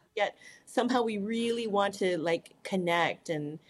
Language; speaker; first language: English; native; English